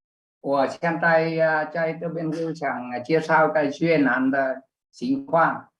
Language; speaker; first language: Chinese; non-native, learner; Vietnamese